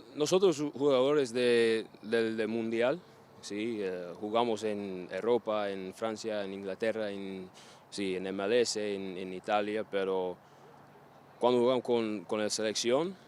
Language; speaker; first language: Spanish; non-native, learner; English